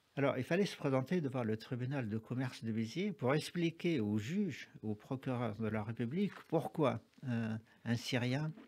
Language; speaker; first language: French; non-native, fluent; Arabic